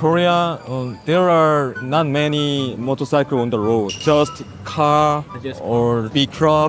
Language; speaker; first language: English; non-native, learner; Korean